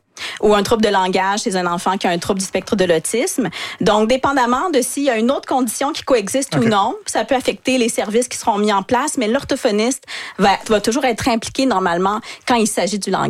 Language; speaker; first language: French; native; French